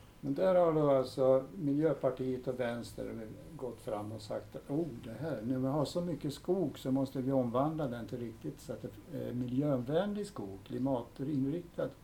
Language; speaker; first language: Swedish; native; Swedish